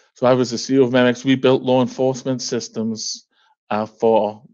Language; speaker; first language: English; native; English